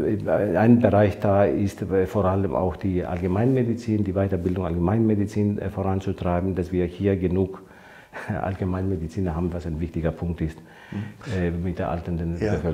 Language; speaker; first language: German; non-native, fluent; Greek